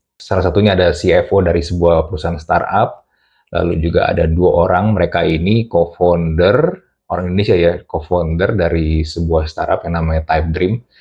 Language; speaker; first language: Indonesian; native; Indonesian